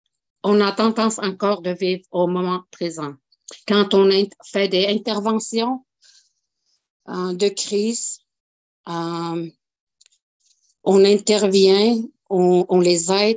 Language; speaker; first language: French; non-native, local second language; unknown